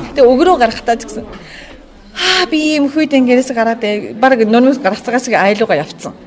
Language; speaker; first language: Mongolian; non-native, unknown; Japanese